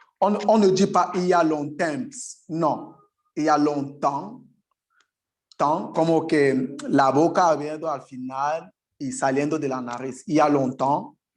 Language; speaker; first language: French; native; French